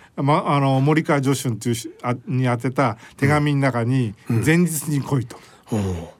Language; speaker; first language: Japanese; native; Japanese